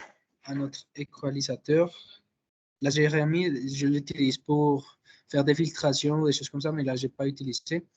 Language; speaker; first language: French; non-native, fluent; Spanish